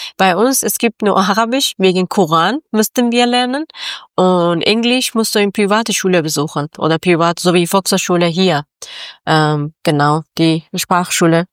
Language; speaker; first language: German; non-native, learner; Persian